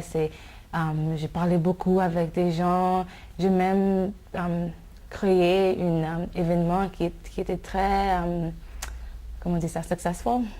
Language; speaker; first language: French; non-native, fluent; English